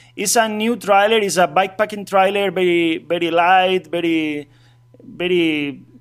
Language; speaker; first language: English; non-native, learner; Spanish